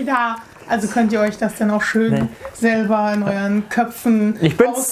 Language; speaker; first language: German; native; German